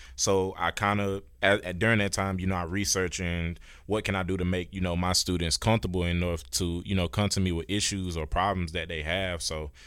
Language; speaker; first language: English; native; English